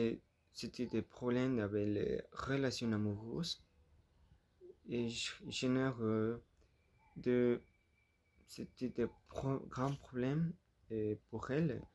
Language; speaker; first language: French; non-native, learner; Spanish